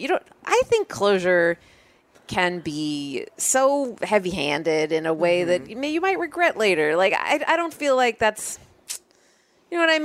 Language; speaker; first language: English; native; English